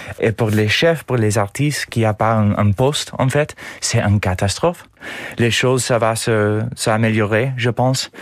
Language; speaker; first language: French; non-native, learner; English